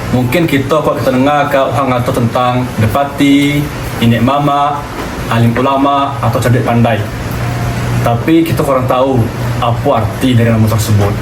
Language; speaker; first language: Malay; non-native, local second language; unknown